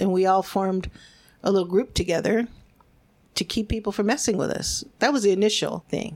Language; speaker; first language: English; early bilingual, other home language; Spanish